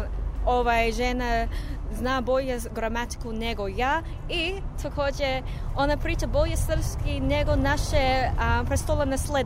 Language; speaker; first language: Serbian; non-native, learner; English